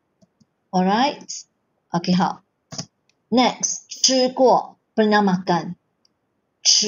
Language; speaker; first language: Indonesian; non-native, local second language; Chinese